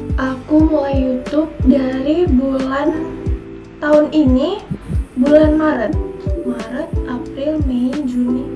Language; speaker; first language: Indonesian; native; Indonesian